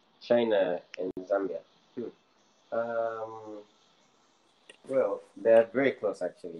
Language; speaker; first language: English; non-native, local second language; Nyanja